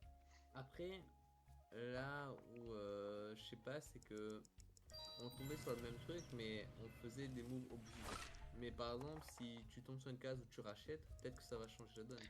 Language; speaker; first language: French; native; French